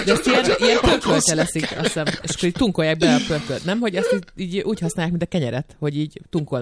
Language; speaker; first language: Hungarian; native; Hungarian